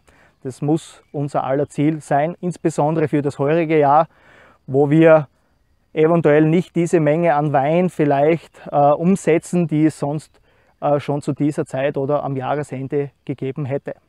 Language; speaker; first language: German; native; German